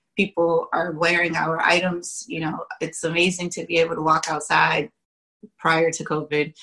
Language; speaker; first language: English; native; English